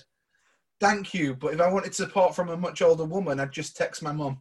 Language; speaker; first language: English; native; English